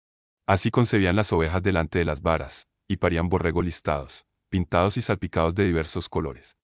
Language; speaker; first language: Spanish; native; Spanish